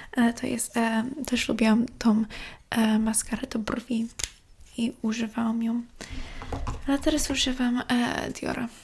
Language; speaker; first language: Polish; early bilingual, heritage; Polish